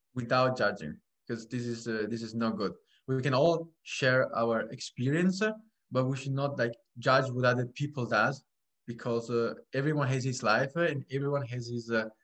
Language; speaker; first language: English; non-native, fluent; Italian